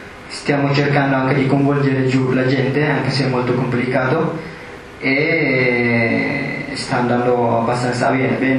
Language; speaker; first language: Italian; non-native, fluent; Tigrinya